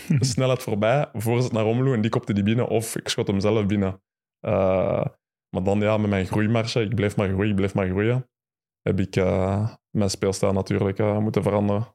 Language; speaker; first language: Dutch; early bilingual, other home language; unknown